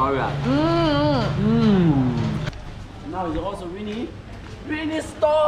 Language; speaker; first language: English; non-native, learner; Chinese